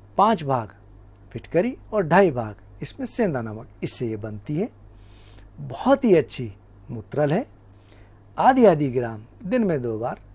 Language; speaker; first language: Hindi; native; Hindi